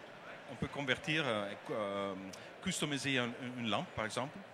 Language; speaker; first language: French; non-native, learner; Dutch